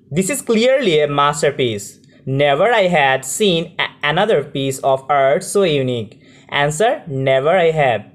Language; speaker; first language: English; non-native, local second language; Bangla